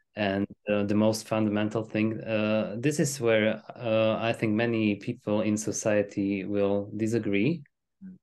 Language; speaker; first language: English; non-native, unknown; Slovak